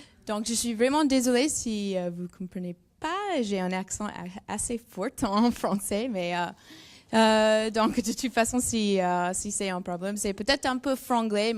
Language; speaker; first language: French; non-native, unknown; English